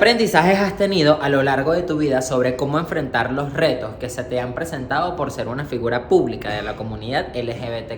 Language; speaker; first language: Spanish; native; Spanish